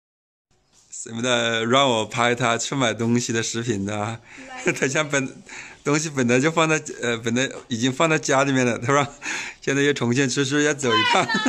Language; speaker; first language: Chinese; native; Chinese